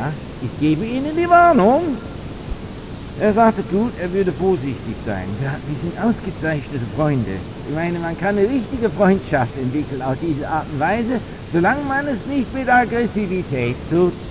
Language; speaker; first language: German; non-native, fluent; English